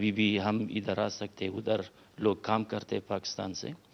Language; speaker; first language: Hindi; non-native, fluent; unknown